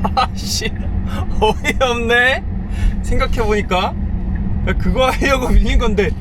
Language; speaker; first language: Korean; native; Korean